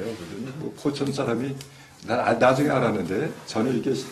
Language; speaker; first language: Korean; native; Korean